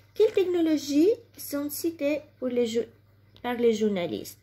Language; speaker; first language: French; non-native, fluent; Albanian